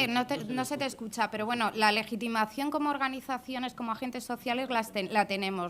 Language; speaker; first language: Spanish; native; Spanish